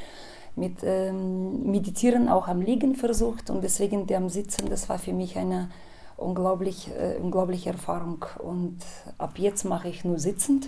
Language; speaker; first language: German; non-native, fluent; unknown